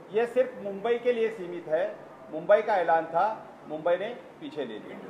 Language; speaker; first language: Hindi; non-native, local second language; Marathi